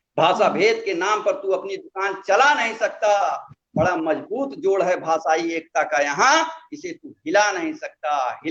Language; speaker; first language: Hindi; non-native, local second language; Magahi